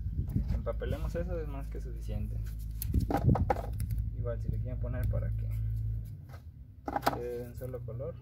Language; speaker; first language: Spanish; native; Spanish